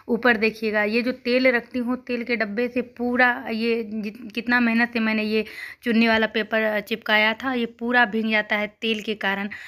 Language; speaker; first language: Hindi; native; Hindi